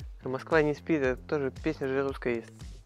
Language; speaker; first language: Russian; native; Russian